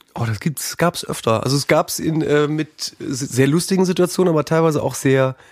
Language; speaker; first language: German; native; German